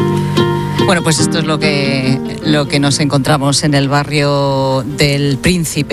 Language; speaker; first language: Spanish; native; Spanish